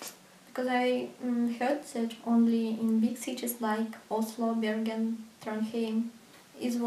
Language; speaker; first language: English; non-native, learner; Russian